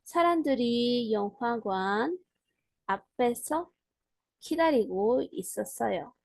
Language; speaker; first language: Korean; non-native, learner; Spanish